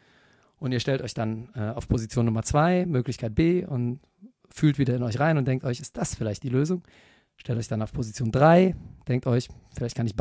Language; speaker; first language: German; native; German